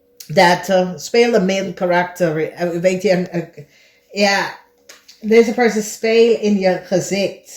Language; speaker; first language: Dutch; non-native, fluent; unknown